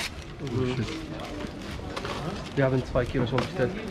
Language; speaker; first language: German; non-native, learner; Arabic